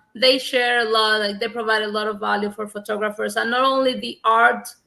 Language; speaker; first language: English; non-native, fluent; Spanish